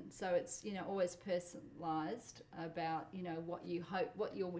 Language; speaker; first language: English; non-native, local second language; Polish